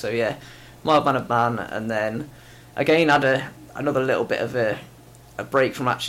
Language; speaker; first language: English; native; English